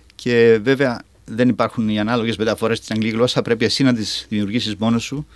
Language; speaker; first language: Greek; native; Greek